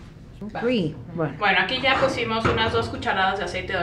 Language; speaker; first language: Spanish; native; Spanish